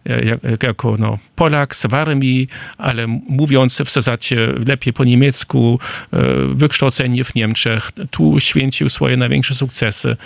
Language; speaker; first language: Polish; non-native, fluent; German